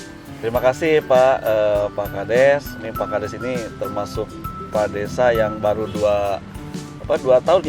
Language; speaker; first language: Indonesian; non-native, local second language; Sundanese